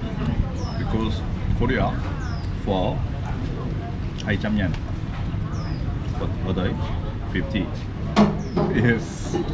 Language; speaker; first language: English; non-native, learner; Korean